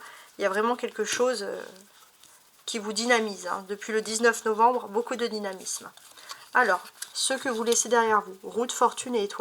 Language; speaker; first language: French; native; French